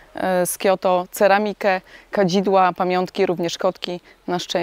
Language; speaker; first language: Polish; native; Polish